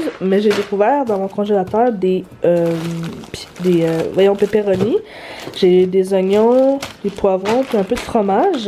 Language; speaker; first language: French; native; French